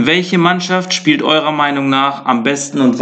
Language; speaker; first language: German; native; German